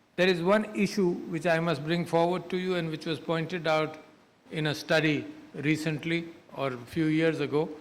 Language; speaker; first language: English; non-native, local second language; Urdu